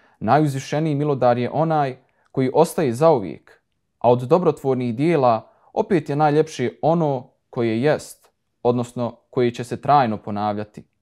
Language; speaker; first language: Croatian; native; Croatian